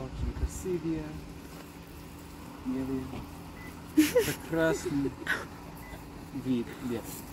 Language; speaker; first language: Russian; non-native, learner; English